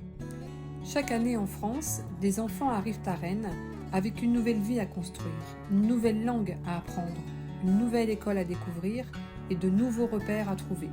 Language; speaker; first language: French; native; French